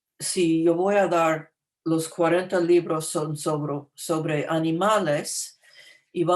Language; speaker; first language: Spanish; non-native, fluent; English